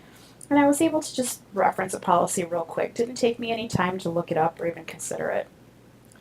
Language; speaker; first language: English; native; English